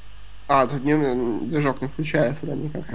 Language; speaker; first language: Russian; native; Russian